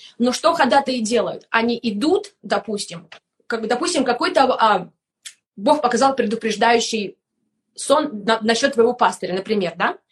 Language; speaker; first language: Russian; native; Russian